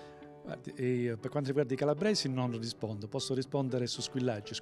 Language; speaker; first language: Italian; native; Italian